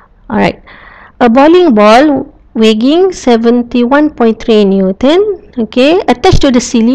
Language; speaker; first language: English; non-native, local second language; Malay